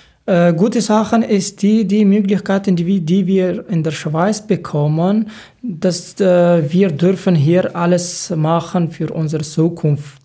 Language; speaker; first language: German; non-native, learner; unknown